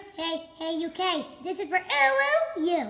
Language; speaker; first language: English; native; English